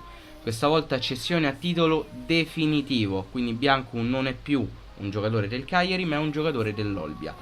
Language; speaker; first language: Italian; native; Italian